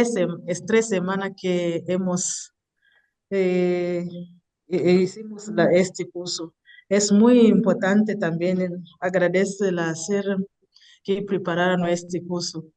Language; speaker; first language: Spanish; non-native, learner; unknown